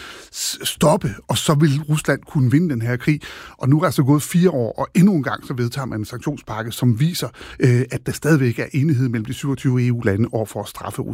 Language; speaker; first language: Danish; native; Danish